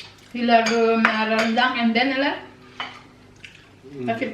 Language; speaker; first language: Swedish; non-native, fluent; Indonesian